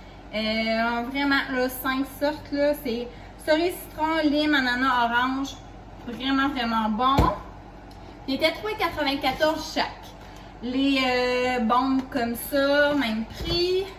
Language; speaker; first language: French; native; French